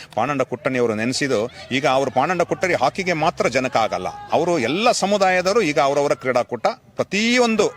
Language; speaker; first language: Kannada; non-native, local second language; Kodava